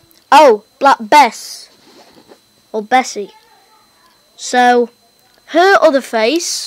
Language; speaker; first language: English; native; English